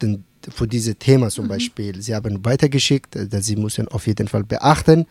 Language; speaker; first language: German; non-native, learner; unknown